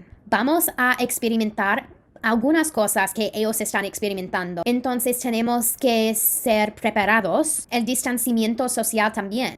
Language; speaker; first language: Spanish; non-native, fluent; English